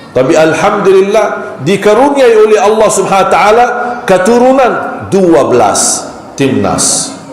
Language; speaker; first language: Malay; non-native, fluent; Arabic